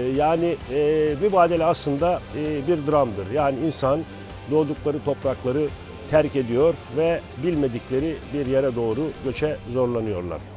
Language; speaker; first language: Turkish; native; Turkish